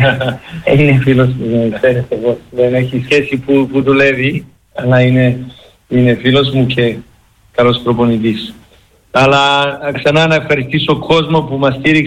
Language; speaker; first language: Greek; non-native, fluent; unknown